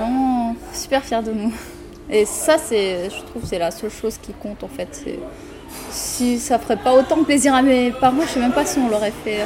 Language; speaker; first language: French; early bilingual, other home language; Romanian